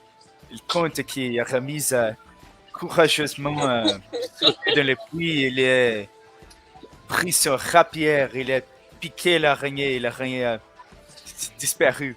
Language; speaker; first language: French; non-native, learner; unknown